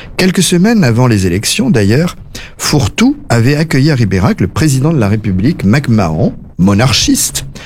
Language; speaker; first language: French; native; French